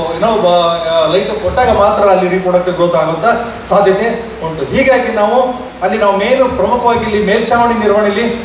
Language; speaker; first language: Kannada; native; Kannada